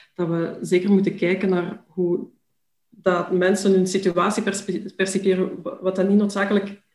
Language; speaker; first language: Dutch; native; Dutch